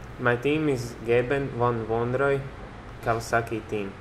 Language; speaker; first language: English; non-native, learner; Latvian